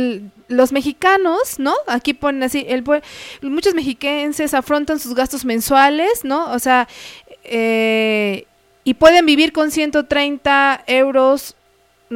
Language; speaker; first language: Spanish; native; Spanish